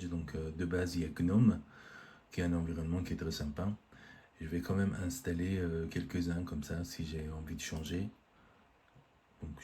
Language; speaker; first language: French; native; French